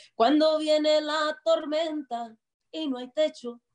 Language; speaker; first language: Spanish; native; Spanish